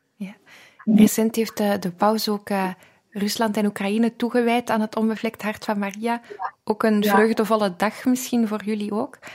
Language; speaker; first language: Dutch; native; Dutch